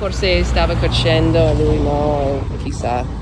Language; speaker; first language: Italian; non-native, learner; English